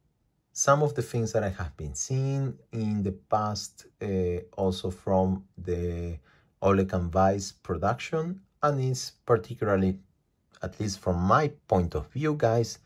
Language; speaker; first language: English; non-native, fluent; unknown